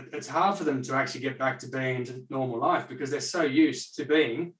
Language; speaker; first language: English; native; English